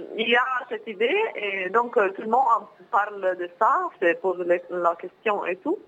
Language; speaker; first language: French; non-native, learner; Italian